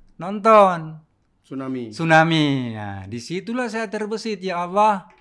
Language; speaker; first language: Indonesian; non-native, local second language; Buginese